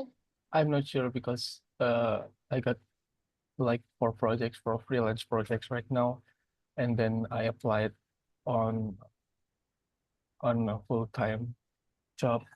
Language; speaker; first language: English; non-native, learner; Indonesian